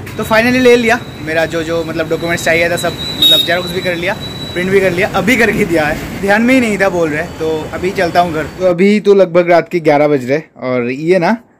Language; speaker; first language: Hindi; non-native, local second language; Bangla